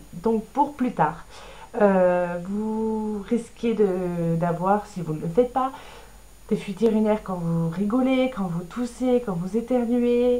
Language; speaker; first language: French; native; French